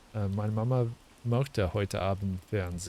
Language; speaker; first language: German; non-native, learner; English